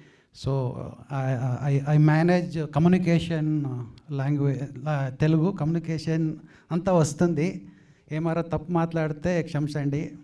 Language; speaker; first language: Telugu; non-native, learner; Kannada